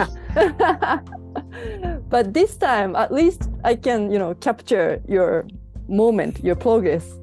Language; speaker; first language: English; non-native, learner; Japanese